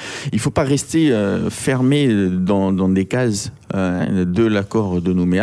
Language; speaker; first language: French; native; French